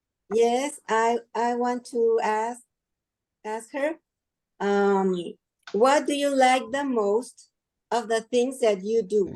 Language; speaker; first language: English; non-native, learner; Spanish